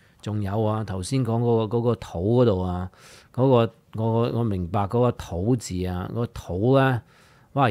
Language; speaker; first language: Cantonese; early bilingual, heritage; Cantonese